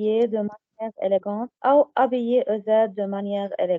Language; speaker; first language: French; non-native, learner; Arabic